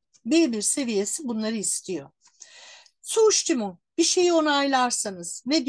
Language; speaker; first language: Turkish; native; Turkish